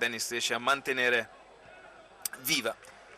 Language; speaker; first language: Italian; native; Italian